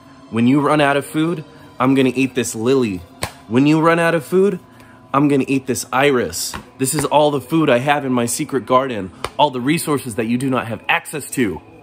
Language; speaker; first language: English; native; English